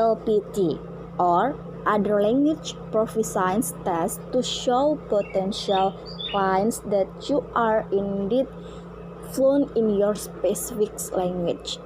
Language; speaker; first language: English; non-native, learner; Indonesian